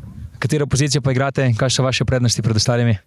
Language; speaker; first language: Slovenian; native; Slovenian